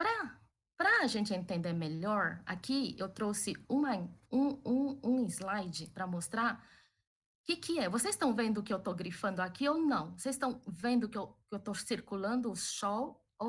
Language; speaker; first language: Portuguese; early bilingual, other home language; Chinese